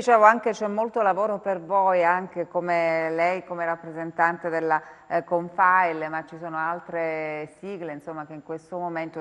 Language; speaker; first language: Italian; native; Italian